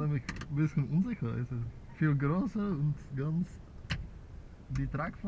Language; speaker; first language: German; non-native, learner; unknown